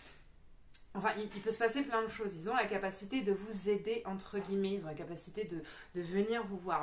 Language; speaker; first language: French; native; French